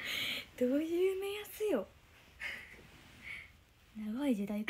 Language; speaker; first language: Japanese; native; Japanese